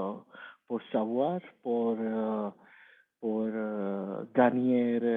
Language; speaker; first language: French; non-native, learner; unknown